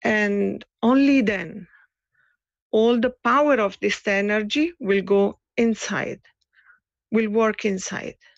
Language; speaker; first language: English; non-native, fluent; Italian